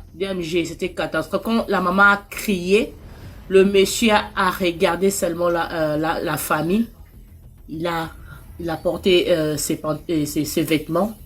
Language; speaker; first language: French; non-native, local second language; Lingala